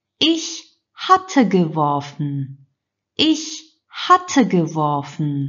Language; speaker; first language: German; non-native, fluent; Turkish